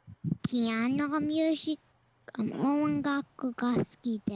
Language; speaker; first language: Japanese; non-native, learner; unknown